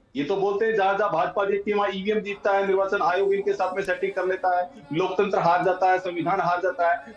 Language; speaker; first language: Hindi; native; Hindi